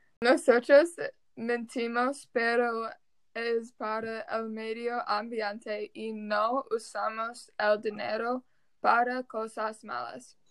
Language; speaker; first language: Spanish; non-native, learner; English